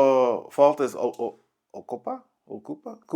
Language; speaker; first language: Spanish; non-native, learner; English